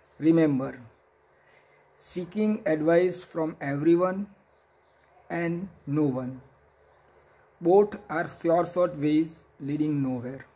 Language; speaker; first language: English; non-native, local second language; Gujarati